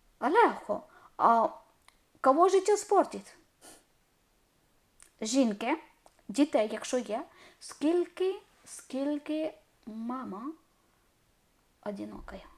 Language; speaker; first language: Ukrainian; non-native, learner; Malayalam